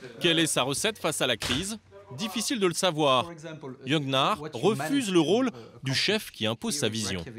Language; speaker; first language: French; native; French